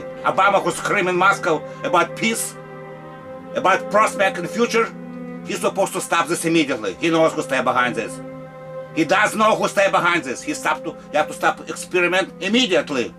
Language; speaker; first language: English; non-native, learner; Russian